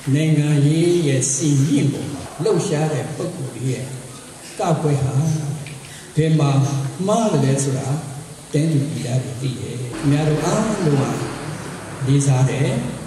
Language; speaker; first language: Burmese; non-native, local second language; S'gaw Karen